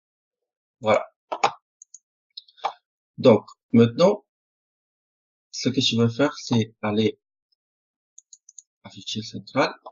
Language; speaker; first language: French; non-native, fluent; Spanish